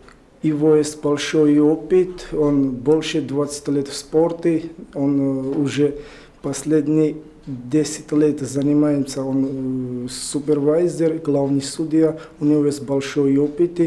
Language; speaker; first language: Russian; non-native, learner; Georgian